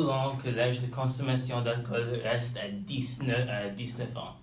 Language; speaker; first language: French; non-native, learner; English